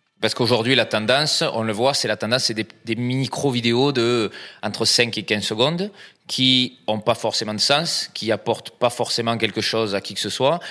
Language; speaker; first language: French; native; French